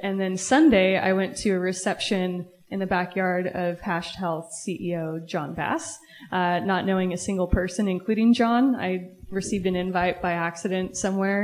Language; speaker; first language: English; native; English